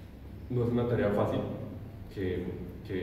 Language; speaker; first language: Spanish; native; Spanish